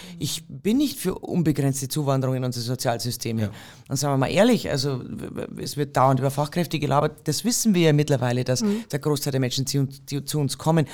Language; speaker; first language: German; native; German